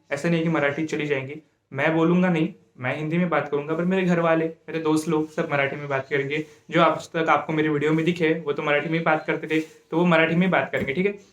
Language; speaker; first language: Hindi; non-native, local second language; Marathi